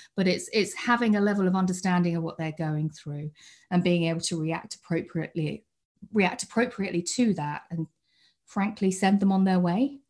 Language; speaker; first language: English; native; English